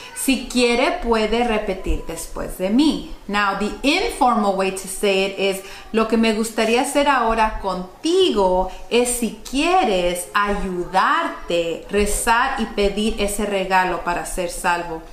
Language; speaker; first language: Spanish; non-native, fluent; English